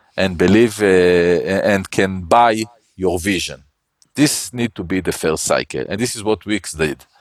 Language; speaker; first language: English; non-native, learner; Hebrew